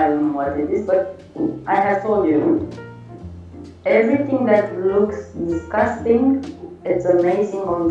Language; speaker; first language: English; non-native, learner; Romanian